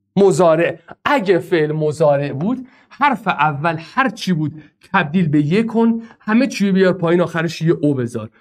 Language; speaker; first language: Persian; non-native, local second language; Azerbaijani